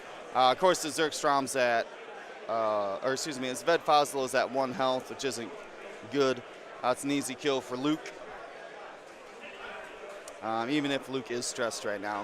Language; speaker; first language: English; native; English